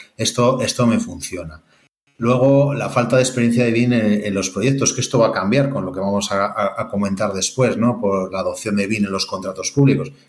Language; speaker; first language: Spanish; native; Spanish